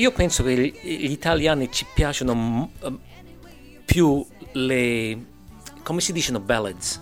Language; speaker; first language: Italian; early bilingual, heritage; English